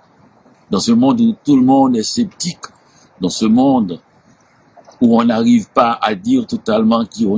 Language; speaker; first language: French; non-native, local second language; Haitian Creole